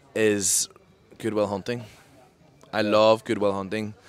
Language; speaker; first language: English; native; English